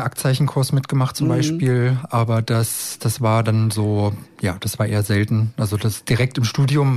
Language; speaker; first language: German; native; German